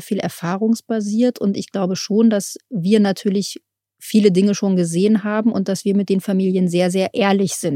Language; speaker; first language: German; native; German